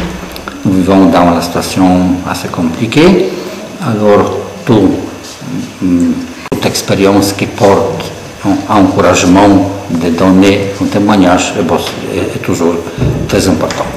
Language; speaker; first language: French; non-native, fluent; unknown